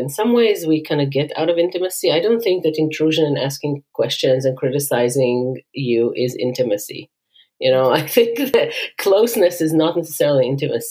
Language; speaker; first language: English; non-native, fluent; Hebrew